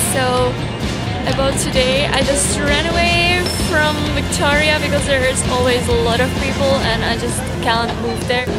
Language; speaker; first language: English; non-native, fluent; Czech